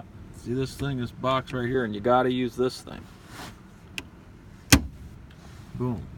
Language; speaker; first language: English; native; English